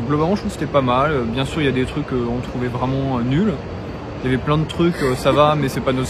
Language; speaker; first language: French; native; French